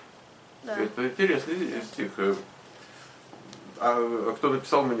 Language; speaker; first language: Russian; native; Russian